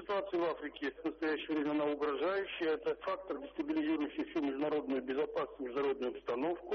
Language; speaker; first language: Russian; native; Russian